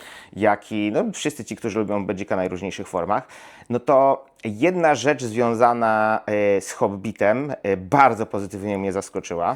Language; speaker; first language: Polish; native; Polish